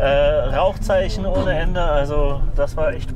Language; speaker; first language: German; native; German